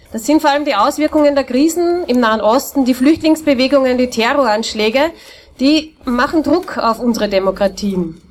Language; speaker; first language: German; native; German